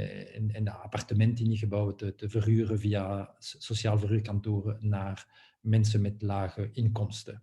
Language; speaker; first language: Dutch; non-native, local second language; French